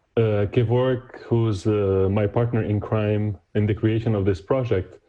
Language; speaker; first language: English; non-native, fluent; Arabic